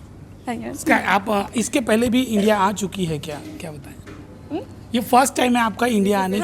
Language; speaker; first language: Hindi; non-native, local second language; Marathi